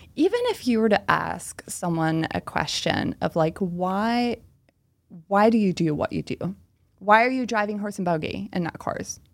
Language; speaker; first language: English; early bilingual, other home language; Pennsylvania German